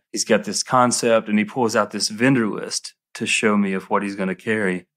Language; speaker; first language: English; native; English